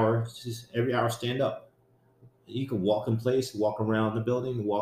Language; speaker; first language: English; native; English